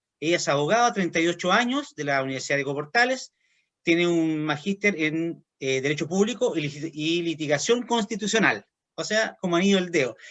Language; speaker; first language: Spanish; native; Spanish